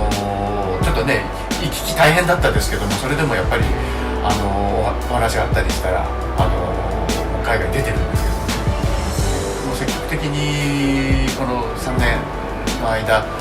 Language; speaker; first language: Japanese; native; Japanese